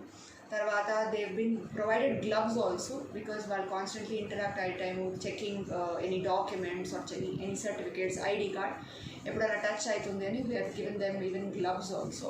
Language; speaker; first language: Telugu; native; Telugu